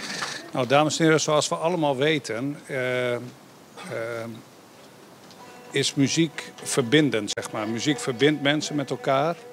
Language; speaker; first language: Dutch; native; Dutch